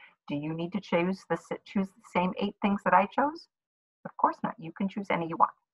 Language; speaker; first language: English; native; English